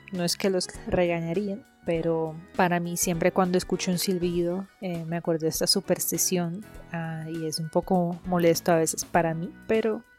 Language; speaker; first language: Spanish; non-native, fluent; Russian